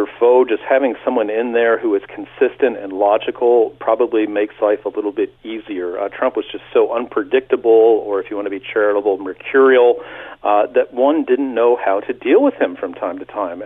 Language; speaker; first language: English; native; English